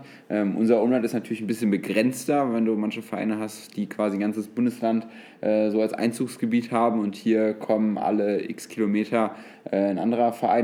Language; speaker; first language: German; native; German